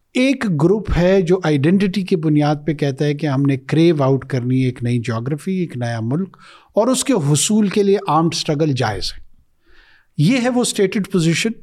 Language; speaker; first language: Urdu; non-native, local second language; Pashto